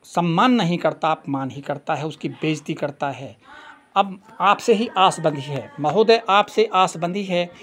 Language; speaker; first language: Hindi; native; Hindi